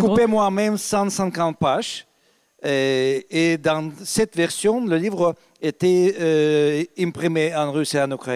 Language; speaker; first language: French; non-native, fluent; Russian